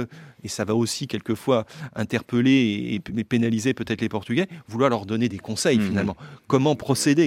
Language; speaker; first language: French; native; French